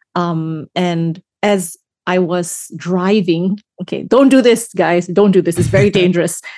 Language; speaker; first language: English; native; English